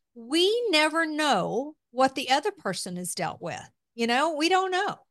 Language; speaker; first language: English; native; English